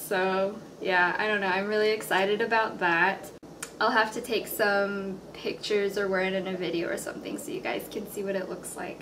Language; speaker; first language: English; native; English